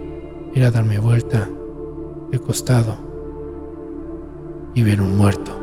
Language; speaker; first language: Spanish; native; Spanish